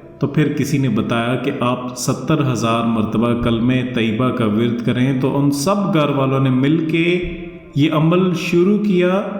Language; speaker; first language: Urdu; non-native, local second language; Northern Hindko